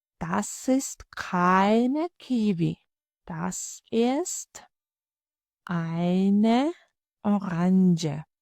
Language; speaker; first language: German; non-native, fluent; Ukrainian